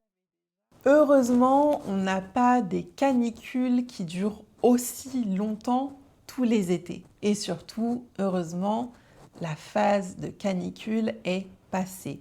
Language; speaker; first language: French; native; French